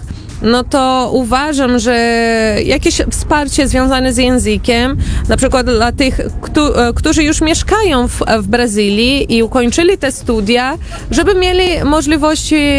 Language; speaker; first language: Polish; non-native, fluent; Portuguese